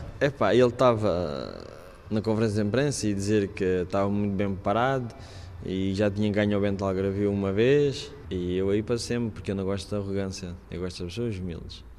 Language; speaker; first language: Portuguese; native; Portuguese